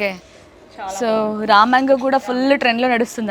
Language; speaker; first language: Telugu; native; Telugu